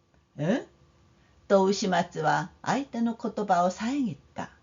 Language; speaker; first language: Japanese; non-native, fluent; Korean